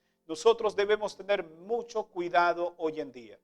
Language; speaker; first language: Spanish; native; Spanish